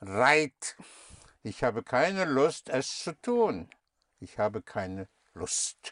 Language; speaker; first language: German; non-native, fluent; English